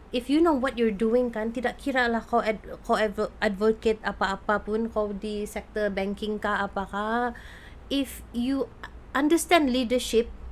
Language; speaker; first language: English; non-native, local second language; Malay